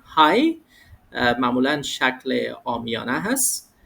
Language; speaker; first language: Persian; native; Persian